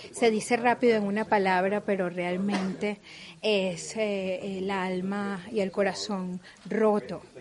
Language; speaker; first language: Spanish; native; Spanish